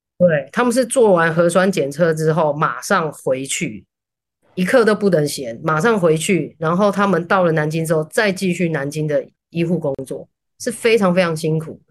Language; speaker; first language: Chinese; native; Chinese